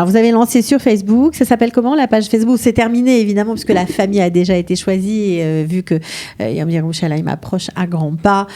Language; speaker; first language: French; native; French